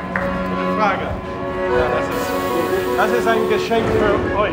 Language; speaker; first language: German; non-native, learner; English